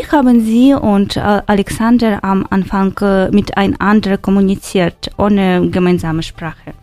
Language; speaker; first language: German; non-native, learner; Ukrainian